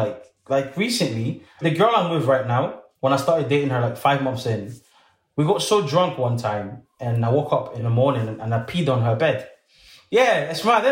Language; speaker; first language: English; early bilingual, other home language; French